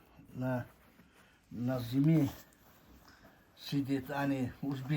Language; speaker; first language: Russian; non-native, local second language; Uzbek